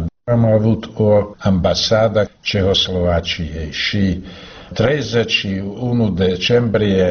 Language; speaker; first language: Romanian; non-native, fluent; Slovak